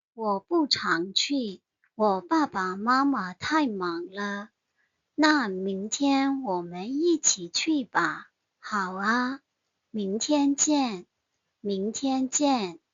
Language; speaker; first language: Chinese; non-native, fluent; Burmese